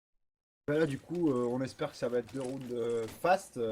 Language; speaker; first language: French; native; French